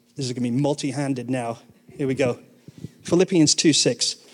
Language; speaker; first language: English; native; English